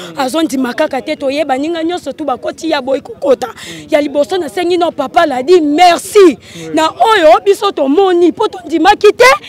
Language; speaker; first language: Lingala; native; Lingala